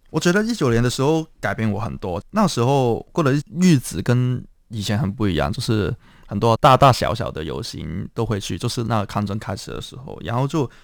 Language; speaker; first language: Chinese; non-native, local second language; Cantonese